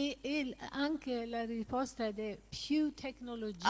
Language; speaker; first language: Italian; non-native, learner; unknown